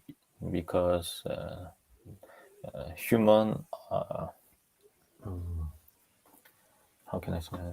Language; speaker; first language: English; non-native, learner; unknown